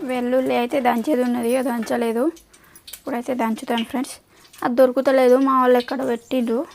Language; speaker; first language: Telugu; native; Telugu